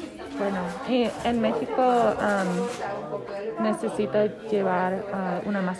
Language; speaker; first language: Spanish; non-native, learner; English